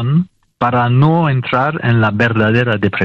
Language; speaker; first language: Spanish; non-native, fluent; French